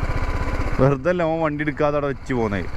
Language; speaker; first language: Malayalam; native; Malayalam